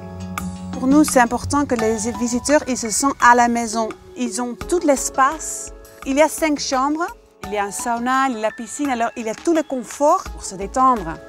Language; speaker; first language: French; non-native, fluent; Dutch